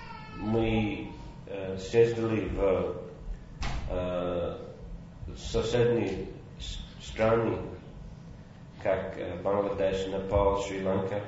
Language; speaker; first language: Russian; non-native, fluent; English